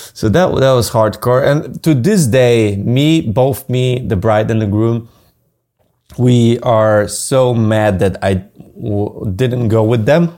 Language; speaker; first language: English; non-native, fluent; Polish